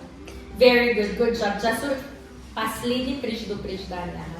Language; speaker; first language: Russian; non-native, learner; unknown